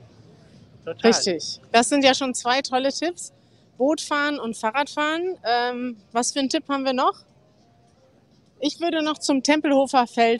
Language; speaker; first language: German; native; German